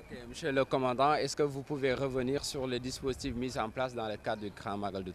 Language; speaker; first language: French; non-native, local second language; Wolof